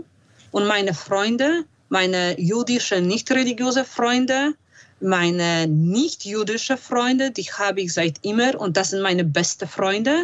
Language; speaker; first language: German; non-native, fluent; Polish